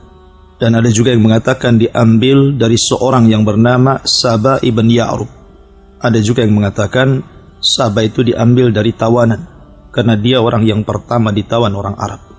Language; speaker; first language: Indonesian; native; Indonesian